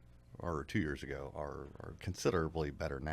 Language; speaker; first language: English; native; English